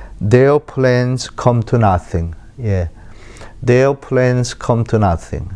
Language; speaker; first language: English; non-native, fluent; Korean